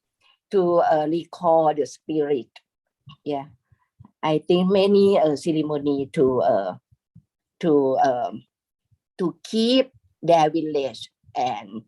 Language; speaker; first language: English; non-native, fluent; Thai